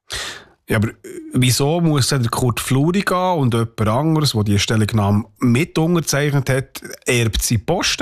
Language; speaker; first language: German; native; German